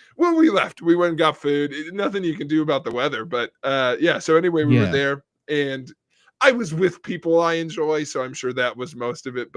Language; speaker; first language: English; native; English